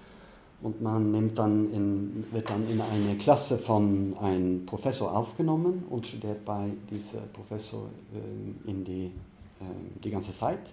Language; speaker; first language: German; non-native, fluent; Norwegian